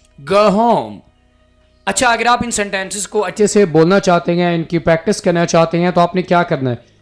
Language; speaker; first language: Urdu; native; Urdu